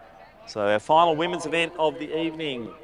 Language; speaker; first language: English; native; English